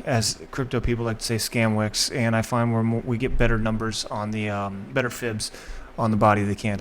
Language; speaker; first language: English; native; English